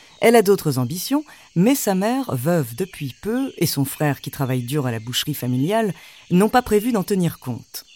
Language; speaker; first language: French; native; French